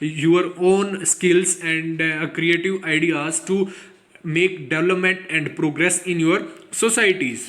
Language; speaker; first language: English; non-native, local second language; Hindi